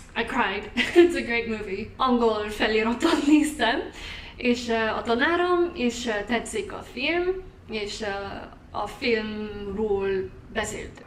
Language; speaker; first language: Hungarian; non-native, learner; English